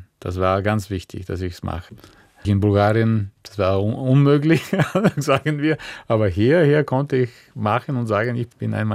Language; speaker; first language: German; non-native, fluent; Bulgarian